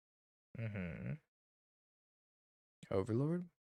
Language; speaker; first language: English; native; English